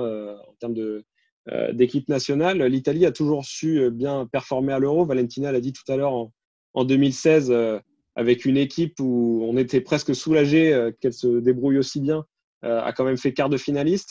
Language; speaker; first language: French; native; French